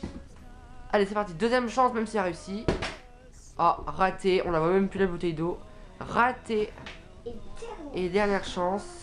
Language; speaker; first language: French; native; French